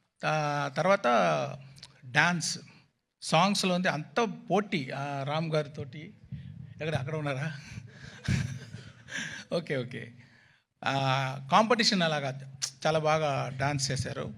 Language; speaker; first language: Telugu; non-native, fluent; Tamil